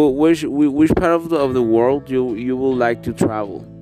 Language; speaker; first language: English; non-native, learner; Spanish